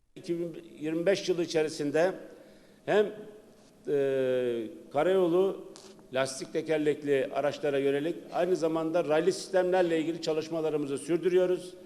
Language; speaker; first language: Turkish; native; Turkish